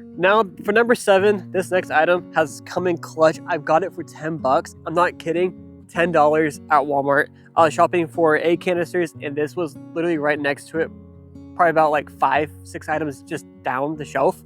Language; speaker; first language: English; native; English